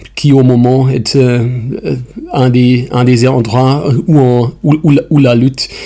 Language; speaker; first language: French; non-native, fluent; German